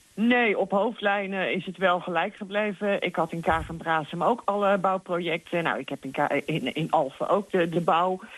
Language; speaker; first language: Dutch; native; Dutch